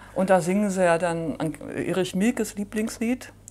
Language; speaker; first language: German; native; German